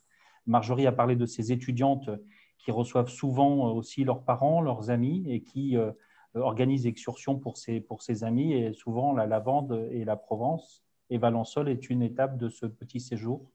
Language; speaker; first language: French; native; French